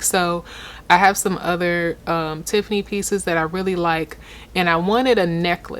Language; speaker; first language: English; native; English